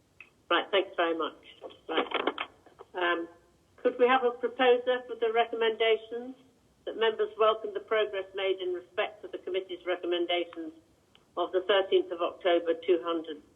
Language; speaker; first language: English; native; English